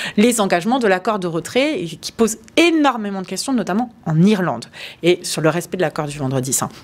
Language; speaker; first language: French; native; French